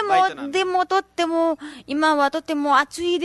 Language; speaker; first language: Japanese; non-native, learner; Nepali